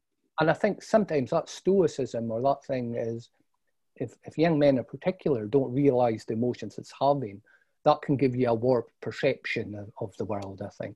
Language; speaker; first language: English; native; English